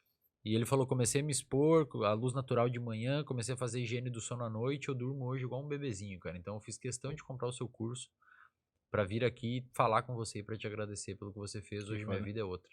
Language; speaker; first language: Portuguese; native; Portuguese